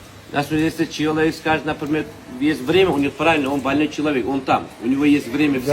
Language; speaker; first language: Russian; non-native, learner; Uzbek